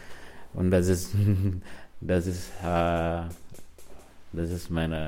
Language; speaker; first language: German; non-native, learner; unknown